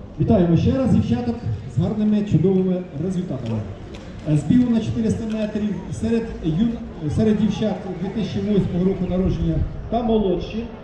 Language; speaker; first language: Ukrainian; native; Ukrainian